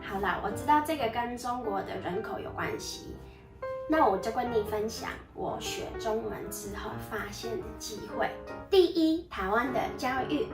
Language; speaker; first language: Chinese; non-native, fluent; Mongolian